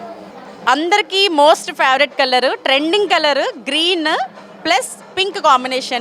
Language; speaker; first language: Telugu; native; Telugu